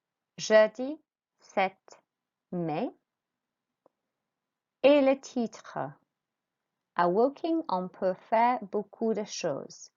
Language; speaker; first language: French; non-native, fluent; English